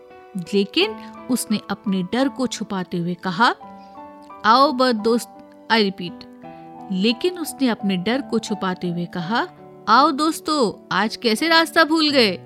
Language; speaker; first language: Hindi; native; Hindi